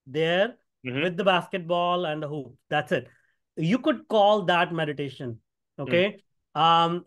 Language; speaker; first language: English; non-native, local second language; Hindi